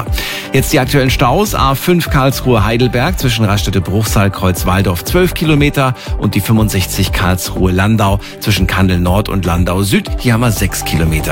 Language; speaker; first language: German; native; German